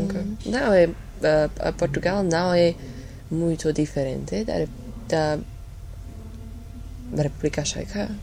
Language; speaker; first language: Portuguese; non-native, learner; Slovak